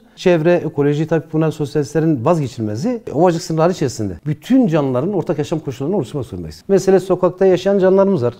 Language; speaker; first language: Turkish; non-native, local second language; Zaza